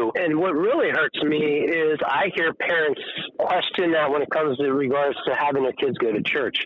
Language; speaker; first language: English; native; English